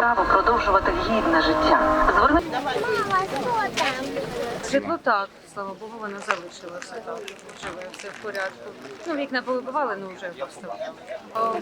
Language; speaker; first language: Ukrainian; native; Ukrainian